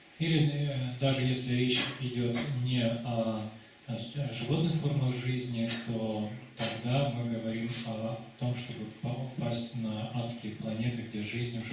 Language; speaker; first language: Russian; native; Russian